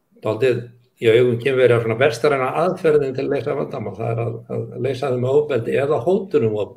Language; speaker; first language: Icelandic; native; Icelandic